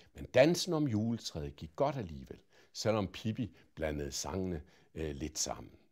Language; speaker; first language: Danish; native; Danish